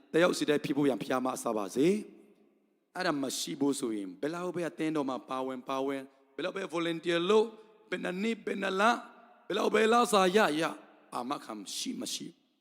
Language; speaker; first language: Burmese; non-native, local second language; Tedim Chin